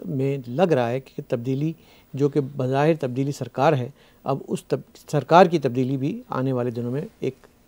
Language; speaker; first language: Urdu; native; Urdu